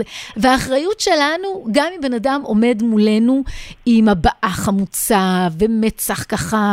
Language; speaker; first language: Hebrew; native; Hebrew